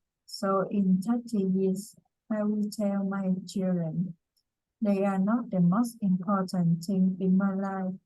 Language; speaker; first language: English; non-native, learner; Vietnamese